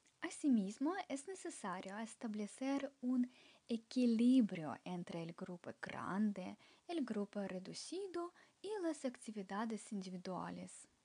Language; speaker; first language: Spanish; non-native, fluent; Ukrainian